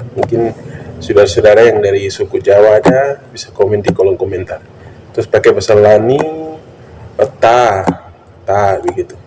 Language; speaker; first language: Indonesian; non-native, local second language; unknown